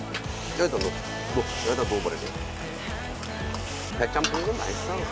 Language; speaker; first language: Korean; native; Korean